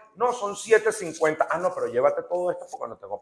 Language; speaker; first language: Spanish; native; Spanish